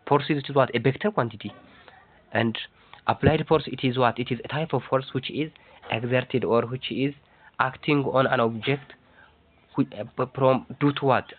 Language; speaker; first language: English; non-native, local second language; Amharic